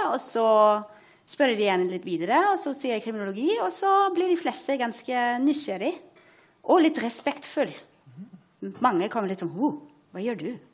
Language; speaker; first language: Norwegian; non-native, fluent; German